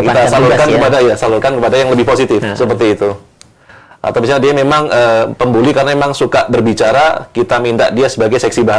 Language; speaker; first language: Indonesian; native; Indonesian